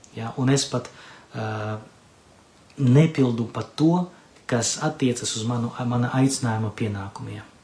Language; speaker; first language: Latvian; non-native, local second language; Russian